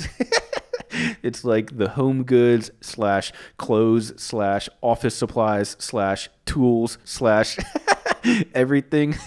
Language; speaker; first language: English; native; English